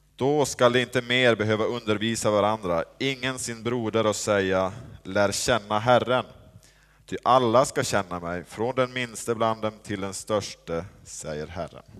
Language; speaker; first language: Swedish; native; Swedish